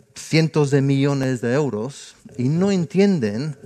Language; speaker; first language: Spanish; non-native, fluent; English